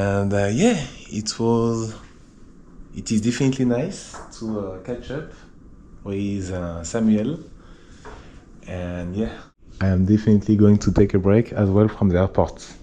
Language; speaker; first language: English; non-native, fluent; Spanish